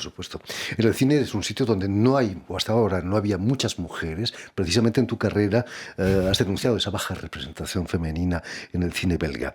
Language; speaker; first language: Spanish; native; Spanish